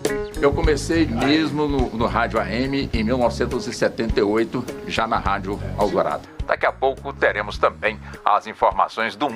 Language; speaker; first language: Portuguese; native; Portuguese